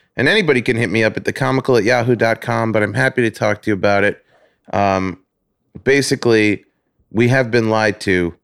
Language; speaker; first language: English; native; English